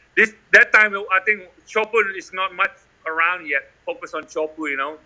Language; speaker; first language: English; non-native, fluent; Indonesian